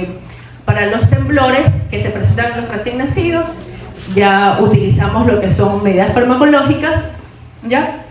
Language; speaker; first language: Spanish; native; Spanish